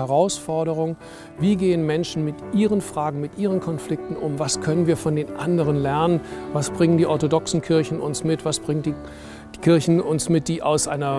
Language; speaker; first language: German; native; German